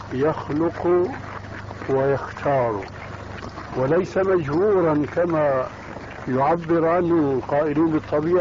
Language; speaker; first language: Arabic; early bilingual, other home language; Albanian